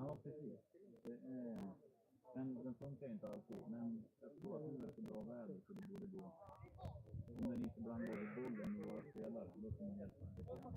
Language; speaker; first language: Swedish; native; Swedish